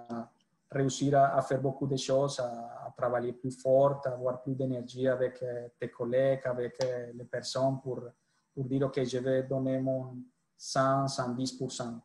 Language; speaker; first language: French; non-native, fluent; Spanish